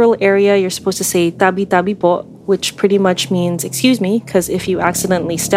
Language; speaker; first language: English; non-native, local second language; Filipino